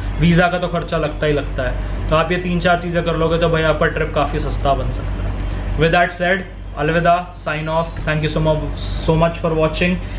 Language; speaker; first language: Hindi; native; Hindi